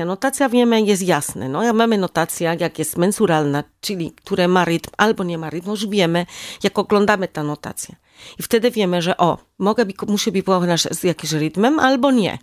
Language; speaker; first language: Polish; non-native, learner; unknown